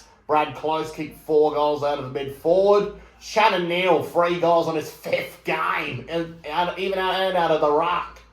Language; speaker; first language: English; native; English